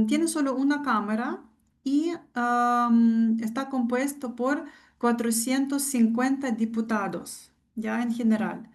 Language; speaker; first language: Spanish; non-native, fluent; Ukrainian